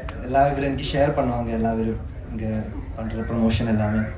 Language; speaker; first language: Tamil; non-native, learner; Malayalam